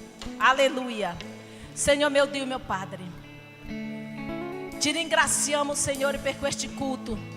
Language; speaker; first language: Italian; non-native, learner; Portuguese